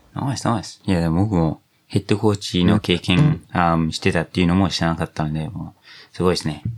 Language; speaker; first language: Japanese; non-native, fluent; English